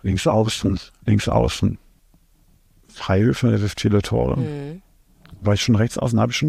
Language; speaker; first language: German; native; German